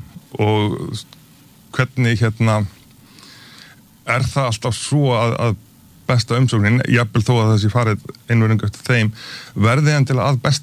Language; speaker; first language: Icelandic; native; Icelandic